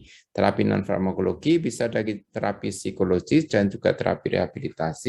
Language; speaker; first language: Indonesian; native; Indonesian